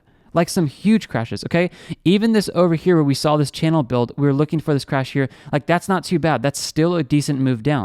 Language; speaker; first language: English; native; English